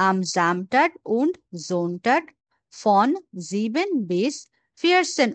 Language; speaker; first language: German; non-native, fluent; Bangla